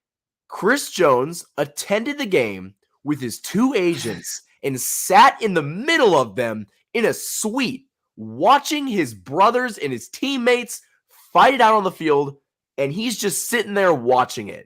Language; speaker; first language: English; native; English